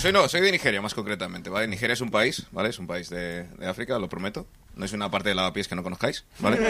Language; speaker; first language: Spanish; early bilingual, other home language; English